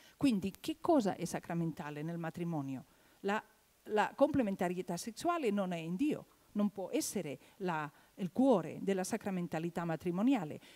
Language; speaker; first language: Italian; non-native, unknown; Catalan